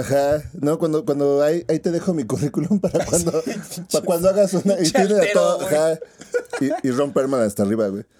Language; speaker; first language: Spanish; native; Spanish